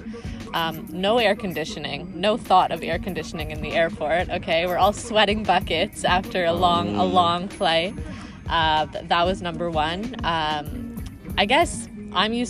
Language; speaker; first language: English; native; English